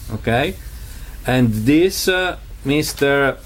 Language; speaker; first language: English; non-native, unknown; Italian